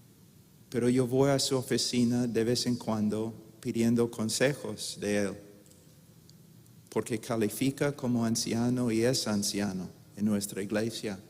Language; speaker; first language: Spanish; non-native, fluent; English